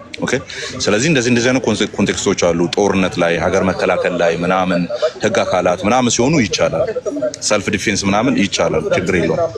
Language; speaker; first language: Amharic; non-native, local second language; Oromo